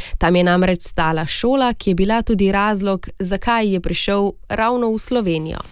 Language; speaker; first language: Slovenian; native; Slovenian